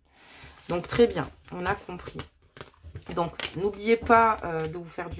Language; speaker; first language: French; native; French